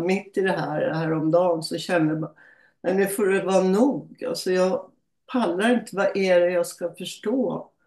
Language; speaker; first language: Swedish; native; Swedish